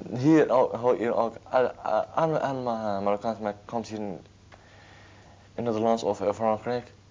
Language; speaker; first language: Dutch; non-native, learner; Arabic